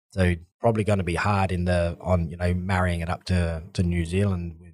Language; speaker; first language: English; native; English